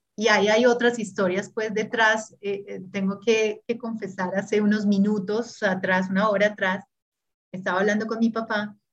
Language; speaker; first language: Spanish; native; Spanish